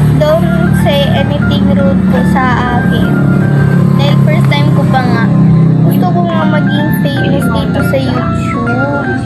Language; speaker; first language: Filipino; non-native, local second language; Cebuano